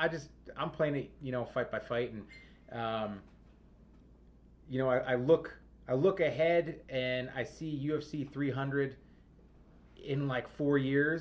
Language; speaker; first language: English; native; English